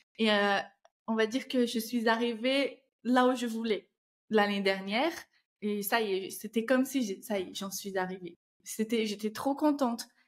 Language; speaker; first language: French; non-native, fluent; Portuguese